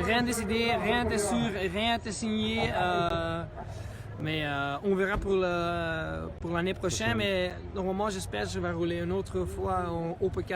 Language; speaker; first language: French; non-native, learner; Dutch